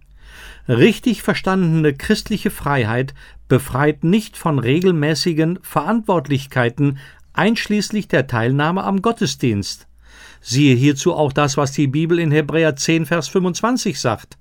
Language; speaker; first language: German; native; German